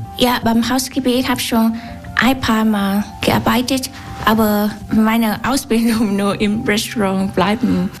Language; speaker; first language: German; non-native, learner; Vietnamese